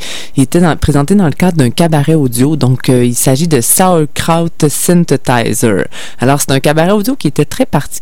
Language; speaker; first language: French; native; French